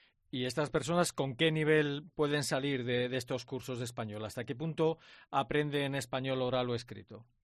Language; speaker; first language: Spanish; native; Spanish